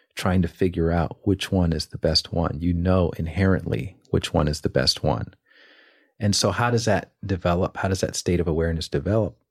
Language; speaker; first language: English; native; English